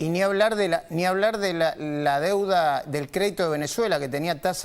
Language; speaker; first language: Spanish; native; Spanish